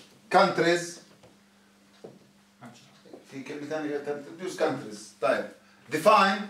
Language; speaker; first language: Arabic; native; Arabic